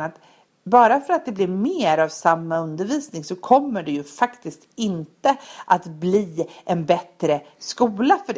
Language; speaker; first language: Swedish; native; Swedish